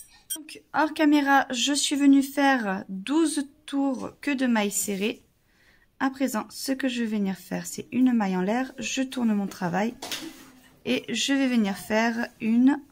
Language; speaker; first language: French; native; French